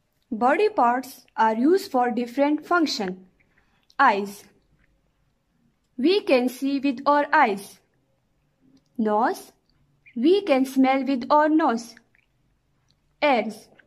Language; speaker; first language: English; non-native, local second language; Pashto